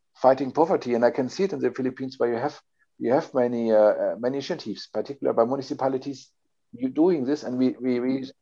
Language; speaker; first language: English; non-native, fluent; German